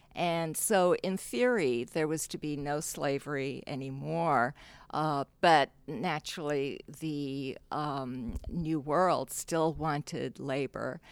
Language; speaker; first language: English; non-native, local second language; Cantonese